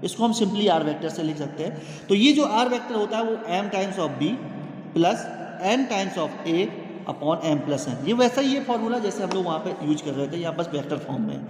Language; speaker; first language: Hindi; native; Hindi